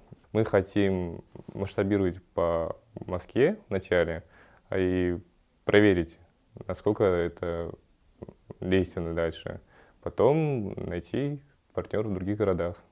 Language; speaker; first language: Russian; early bilingual, other home language; Kyrgyz